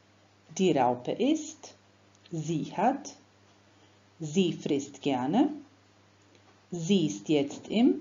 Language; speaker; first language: German; non-native, fluent; Croatian